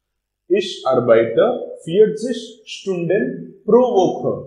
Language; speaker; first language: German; non-native, learner; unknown